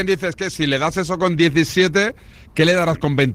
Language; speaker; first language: Spanish; native; Spanish